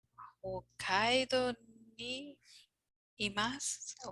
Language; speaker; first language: Japanese; non-native, learner; English